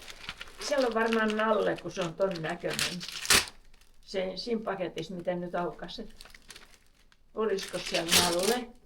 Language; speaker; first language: Finnish; native; Finnish